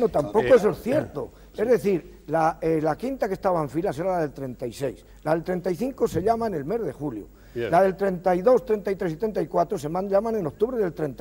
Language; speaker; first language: Spanish; native; Spanish